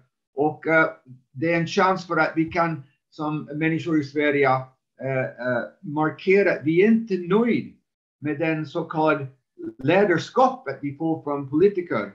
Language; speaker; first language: Swedish; non-native, fluent; English